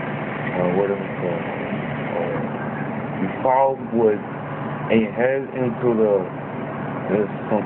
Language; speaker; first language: English; native; English